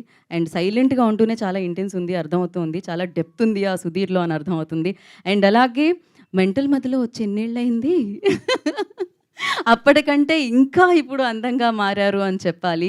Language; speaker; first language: Telugu; native; Telugu